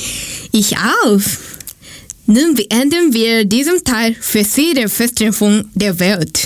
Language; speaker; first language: German; non-native, learner; Japanese